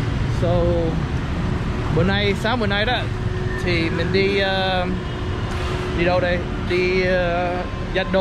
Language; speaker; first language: Vietnamese; early bilingual, heritage; Vietnamese